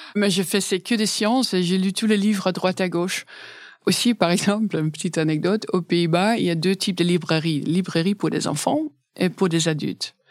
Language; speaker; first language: French; non-native, fluent; Dutch